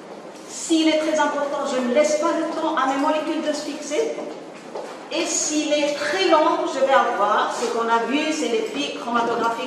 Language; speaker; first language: French; non-native, local second language; Arabic